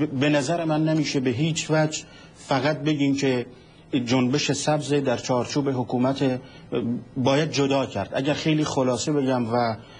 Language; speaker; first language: Persian; non-native, local second language; Central Kurdish